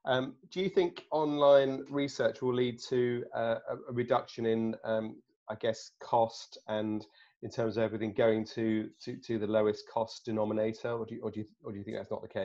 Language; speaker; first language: English; native; English